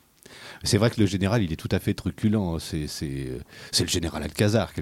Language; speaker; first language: French; native; French